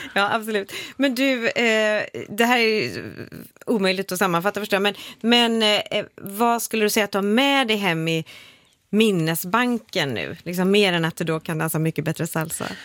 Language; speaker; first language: Swedish; native; Swedish